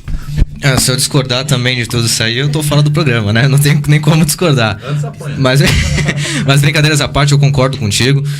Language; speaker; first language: Portuguese; native; Portuguese